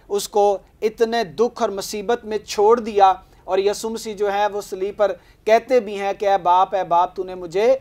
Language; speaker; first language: Urdu; non-native, local second language; Punjabi